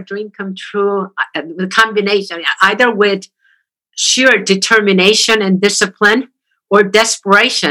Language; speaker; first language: English; non-native, fluent; Korean